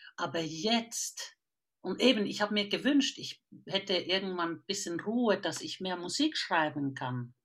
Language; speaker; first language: German; non-native, fluent; Finnish